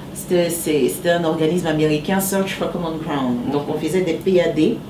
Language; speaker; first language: French; native; French